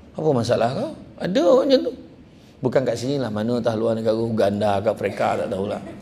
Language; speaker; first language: Malay; native; Malay